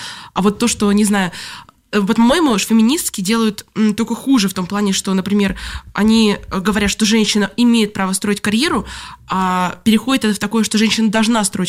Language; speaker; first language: Russian; native; Russian